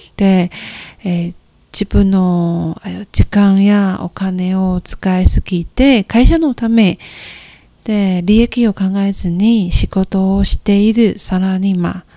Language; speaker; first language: Japanese; non-native, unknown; Chinese